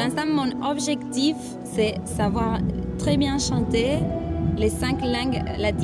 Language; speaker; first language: French; non-native, fluent; Spanish